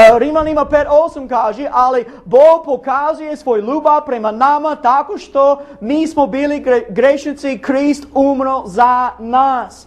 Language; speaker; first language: Bosnian; non-native, learner; English